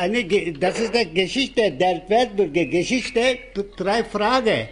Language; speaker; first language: German; non-native, learner; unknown